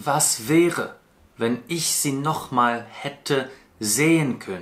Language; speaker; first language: German; non-native, fluent; Russian